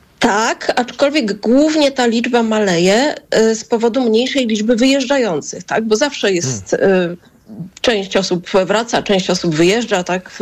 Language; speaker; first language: Polish; native; Polish